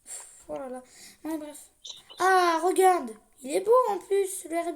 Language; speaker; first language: French; native; French